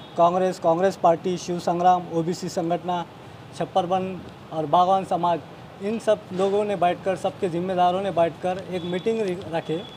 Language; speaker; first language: Hindi; non-native, local second language; Urdu